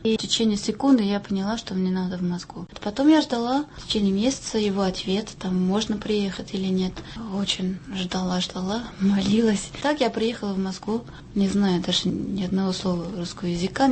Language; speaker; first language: Russian; non-native, fluent; French